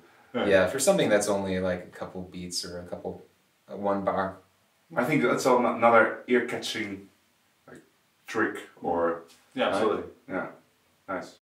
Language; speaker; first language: English; native; English